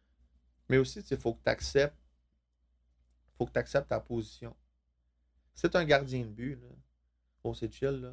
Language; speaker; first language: French; native; French